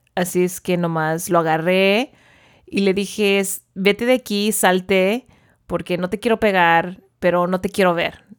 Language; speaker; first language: Spanish; early bilingual, heritage; Spanish